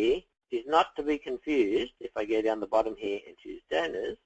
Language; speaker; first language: English; native; English